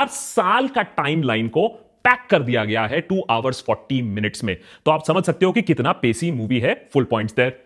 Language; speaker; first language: Hindi; native; Hindi